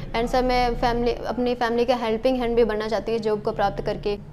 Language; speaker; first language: Hindi; native; Hindi